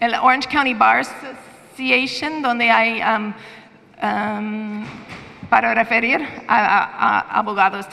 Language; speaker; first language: Spanish; non-native, fluent; English